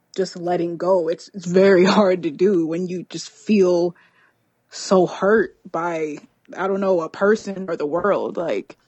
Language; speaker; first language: English; native; English